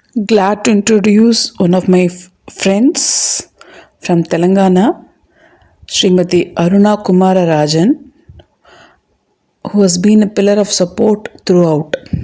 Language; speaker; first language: English; non-native, local second language; Tamil